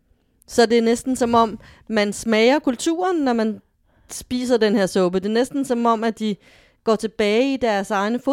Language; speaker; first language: Danish; native; Danish